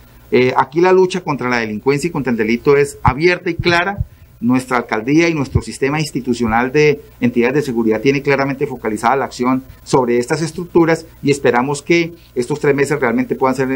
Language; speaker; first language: Spanish; native; Spanish